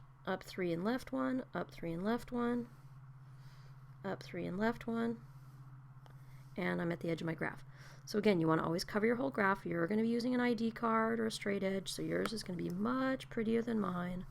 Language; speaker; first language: English; native; English